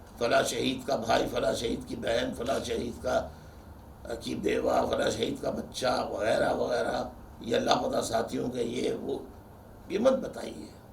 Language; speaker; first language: Urdu; native; Urdu